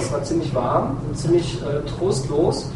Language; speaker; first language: German; native; German